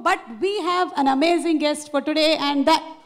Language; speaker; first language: Telugu; native; Telugu